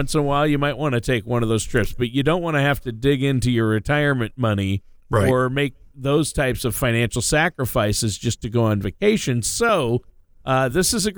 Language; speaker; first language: English; native; English